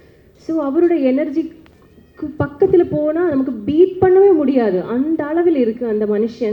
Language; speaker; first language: Tamil; non-native, learner; Malayalam